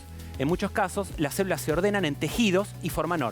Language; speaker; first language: Spanish; native; Spanish